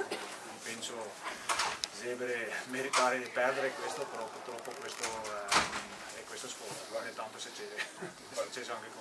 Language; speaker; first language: Italian; non-native, learner; English